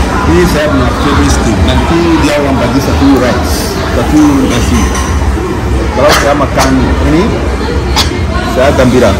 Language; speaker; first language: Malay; non-native, learner; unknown